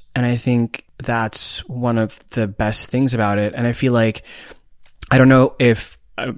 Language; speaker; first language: English; non-native, local second language; Hindi